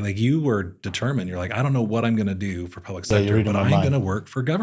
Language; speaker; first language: English; native; English